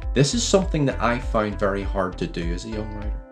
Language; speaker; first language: English; native; English